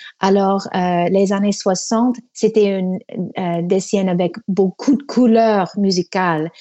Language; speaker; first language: French; non-native, fluent; English